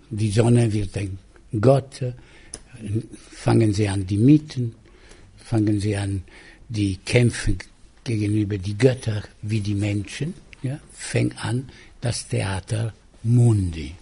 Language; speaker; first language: German; non-native, fluent; Italian